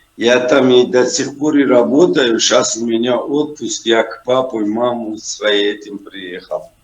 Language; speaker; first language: Russian; non-native, local second language; Tajik